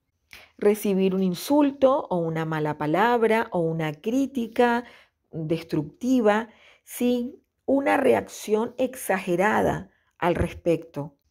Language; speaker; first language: Spanish; native; Spanish